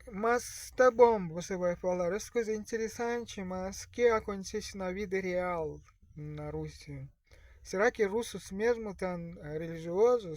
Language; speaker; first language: Portuguese; non-native, learner; Russian